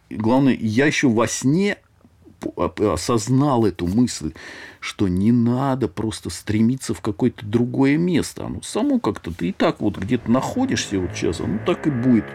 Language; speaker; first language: Russian; native; Russian